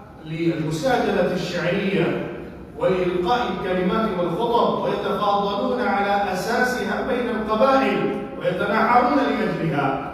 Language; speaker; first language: Arabic; non-native, fluent; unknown